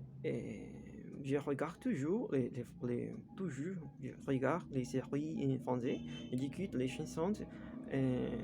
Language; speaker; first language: French; non-native, learner; Spanish